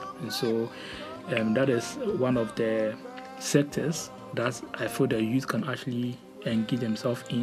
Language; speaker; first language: English; non-native, local second language; Akan